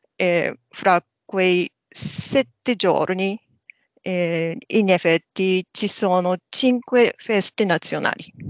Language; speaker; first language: Italian; non-native, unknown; Japanese